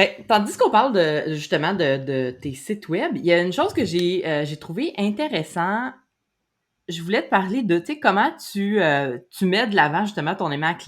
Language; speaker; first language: French; native; French